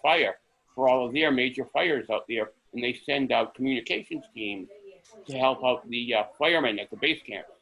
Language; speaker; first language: English; native; English